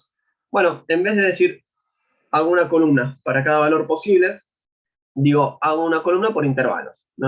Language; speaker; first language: Spanish; native; Spanish